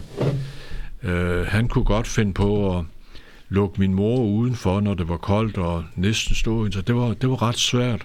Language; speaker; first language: Danish; native; Danish